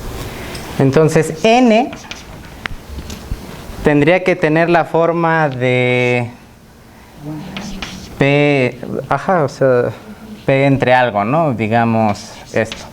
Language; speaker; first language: Spanish; native; Spanish